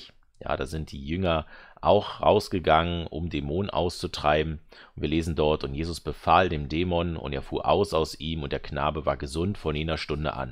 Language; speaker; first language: German; native; German